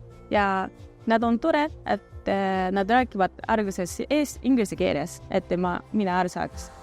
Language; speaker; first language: Estonian; early bilingual, other home language; Japanese